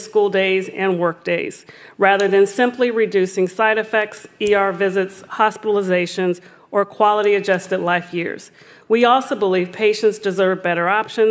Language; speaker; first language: English; native; English